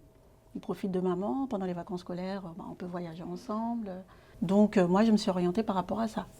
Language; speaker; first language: French; native; French